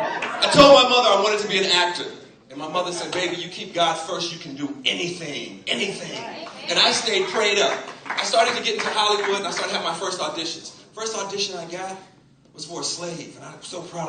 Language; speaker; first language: English; native; English